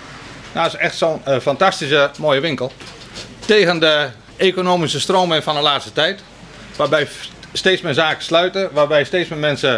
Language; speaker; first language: Dutch; native; Dutch